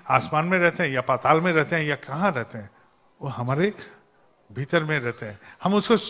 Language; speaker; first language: Hindi; non-native, local second language; Bangla